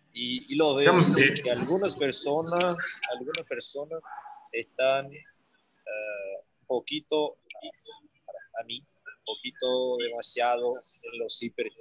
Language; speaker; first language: Spanish; non-native, learner; Portuguese